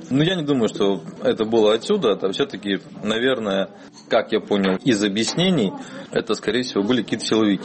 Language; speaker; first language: Russian; native; Russian